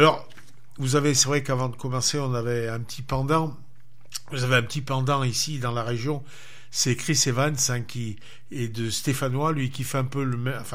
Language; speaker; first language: French; native; French